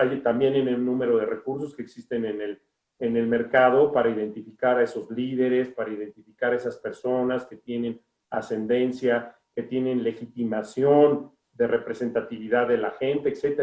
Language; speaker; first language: Spanish; native; Spanish